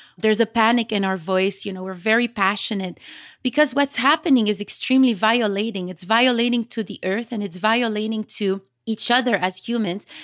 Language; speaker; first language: English; early bilingual, other home language; Arabic